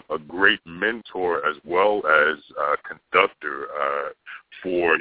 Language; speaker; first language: English; native; English